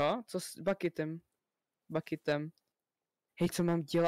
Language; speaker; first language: Czech; native; Czech